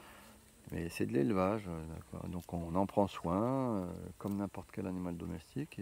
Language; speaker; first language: French; native; French